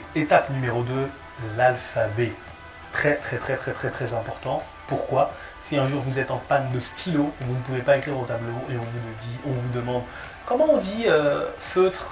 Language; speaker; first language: French; native; French